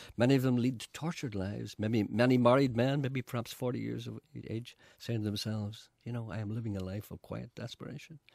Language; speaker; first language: English; native; English